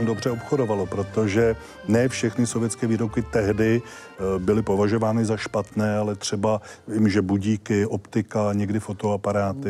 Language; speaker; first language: Czech; native; Czech